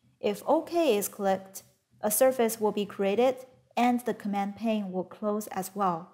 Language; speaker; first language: English; non-native, fluent; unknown